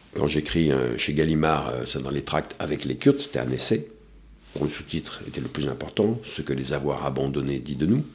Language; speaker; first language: French; native; French